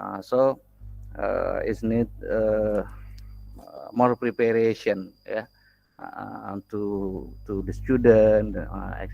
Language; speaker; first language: English; non-native, local second language; Indonesian